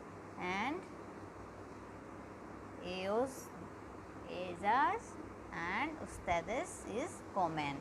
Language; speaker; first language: Spanish; non-native, learner; Hindi